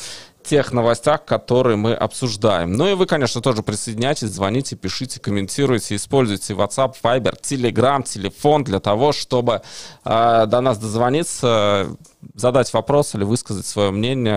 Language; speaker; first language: Russian; native; Russian